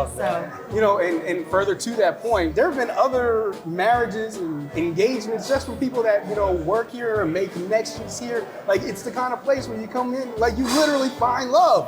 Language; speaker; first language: English; native; English